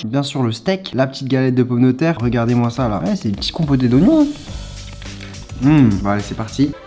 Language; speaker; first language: French; native; French